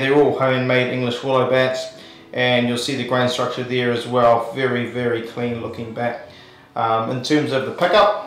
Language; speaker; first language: English; native; English